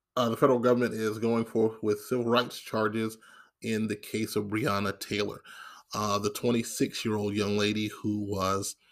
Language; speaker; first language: English; native; English